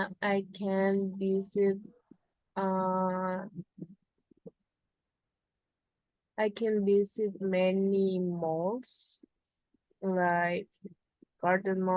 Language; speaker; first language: English; non-native, learner; Spanish